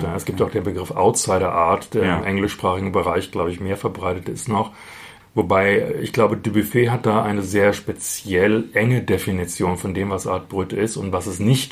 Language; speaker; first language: German; native; German